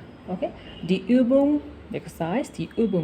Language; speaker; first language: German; non-native, learner; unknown